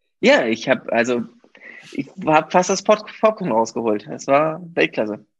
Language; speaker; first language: German; native; German